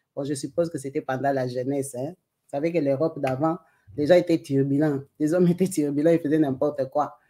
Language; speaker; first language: French; non-native, local second language; Lingala